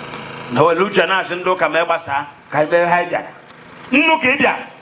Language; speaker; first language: Igbo; native; Igbo